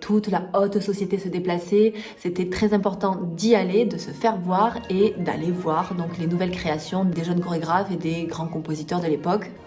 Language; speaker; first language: French; native; French